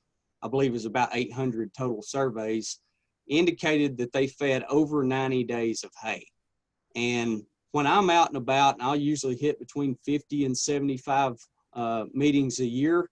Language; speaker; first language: English; native; English